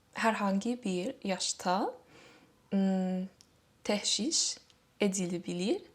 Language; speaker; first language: Turkish; non-native, fluent; English